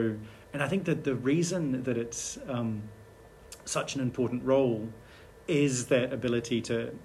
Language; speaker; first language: English; native; English